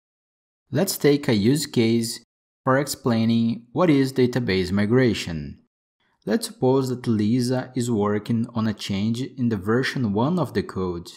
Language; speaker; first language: English; non-native, fluent; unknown